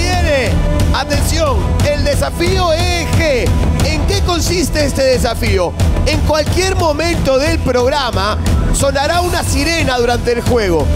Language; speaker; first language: Spanish; native; Spanish